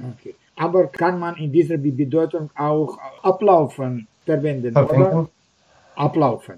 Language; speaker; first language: German; non-native, fluent; Russian